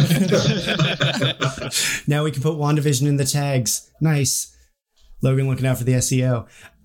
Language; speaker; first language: English; native; English